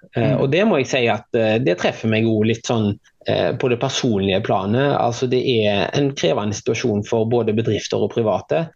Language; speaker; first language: Norwegian; native; Norwegian